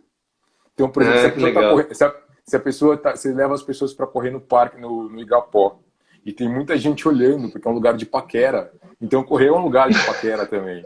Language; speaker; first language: Portuguese; native; Portuguese